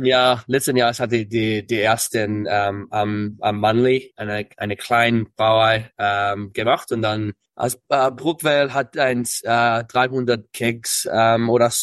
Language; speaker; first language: German; early bilingual, heritage; English